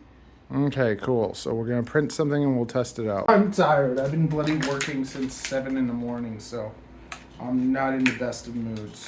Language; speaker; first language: English; native; English